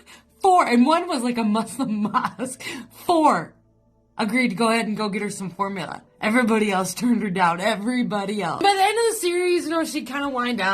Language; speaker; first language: English; native; English